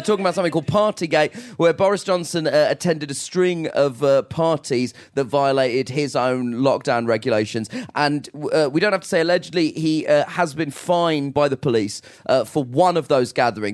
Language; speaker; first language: English; native; English